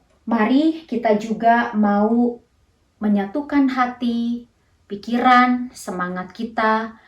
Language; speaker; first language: Indonesian; native; Indonesian